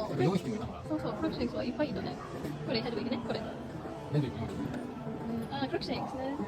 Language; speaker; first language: Japanese; non-native, learner; English